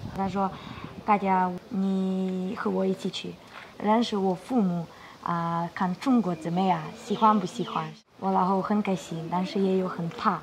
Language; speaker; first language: Chinese; non-native, learner; Ukrainian